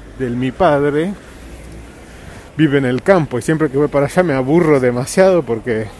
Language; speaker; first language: Spanish; non-native, fluent; Portuguese